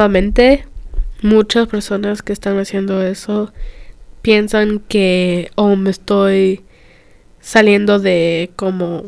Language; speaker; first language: Spanish; early bilingual, other home language; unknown